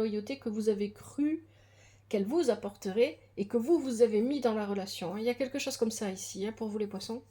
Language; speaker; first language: French; native; French